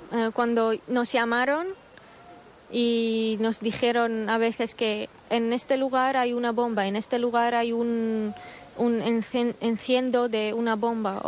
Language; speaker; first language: Spanish; non-native, fluent; Arabic